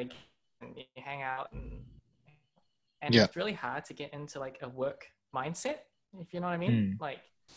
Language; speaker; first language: English; non-native, local second language; Cantonese